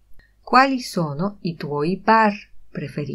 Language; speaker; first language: Italian; non-native, fluent; Polish